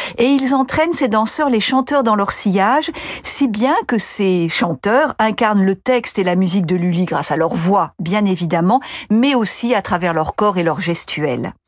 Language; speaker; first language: French; native; French